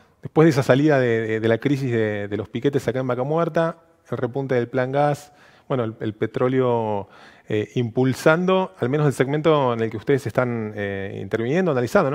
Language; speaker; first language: Spanish; native; Spanish